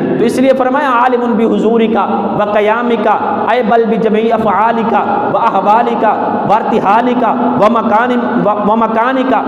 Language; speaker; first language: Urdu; non-native, local second language; Punjabi